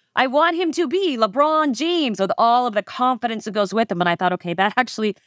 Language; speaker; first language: English; native; English